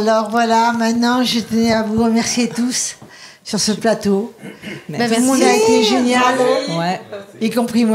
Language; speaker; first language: French; native; French